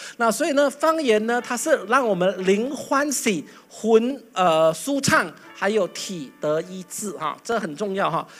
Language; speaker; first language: Chinese; native; Chinese